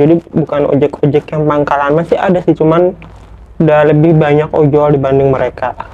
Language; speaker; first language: Indonesian; native; Indonesian